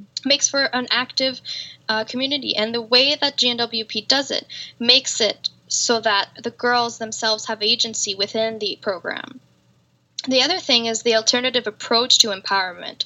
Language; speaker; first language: English; native; English